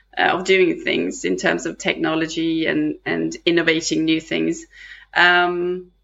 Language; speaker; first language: English; non-native, fluent; Norwegian